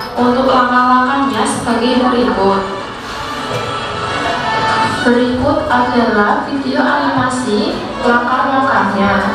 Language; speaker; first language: Indonesian; native; Indonesian